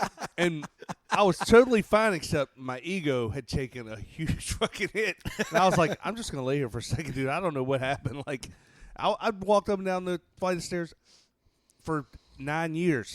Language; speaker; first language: English; native; English